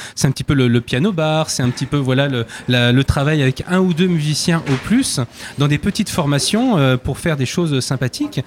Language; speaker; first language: French; native; French